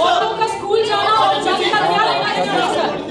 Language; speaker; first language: Urdu; native; Urdu